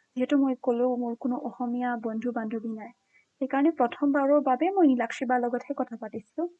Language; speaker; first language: Assamese; non-native, fluent; Konkani